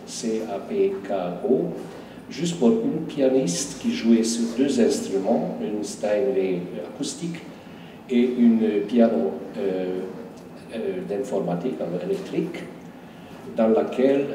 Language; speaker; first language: French; non-native, fluent; Hungarian